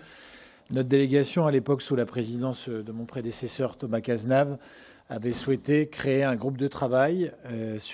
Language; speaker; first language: French; native; French